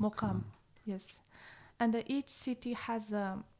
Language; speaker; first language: English; non-native, learner; Chinese